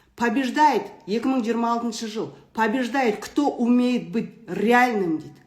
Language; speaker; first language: Russian; non-native, local second language; Kazakh